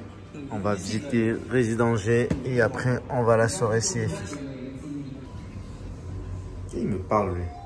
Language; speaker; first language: French; native; French